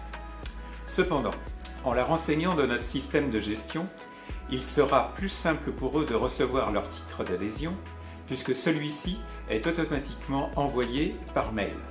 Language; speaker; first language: French; native; French